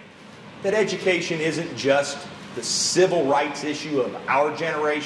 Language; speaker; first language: English; native; English